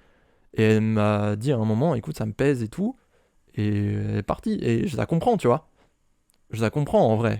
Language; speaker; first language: French; native; French